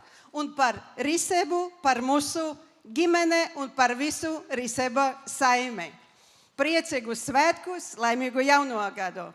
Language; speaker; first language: Latvian; non-native, local second language; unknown